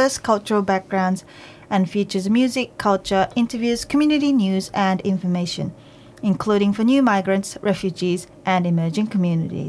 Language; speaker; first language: English; non-native, fluent; Japanese